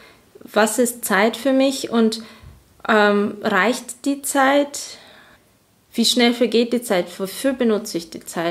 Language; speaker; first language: German; non-native, fluent; Azerbaijani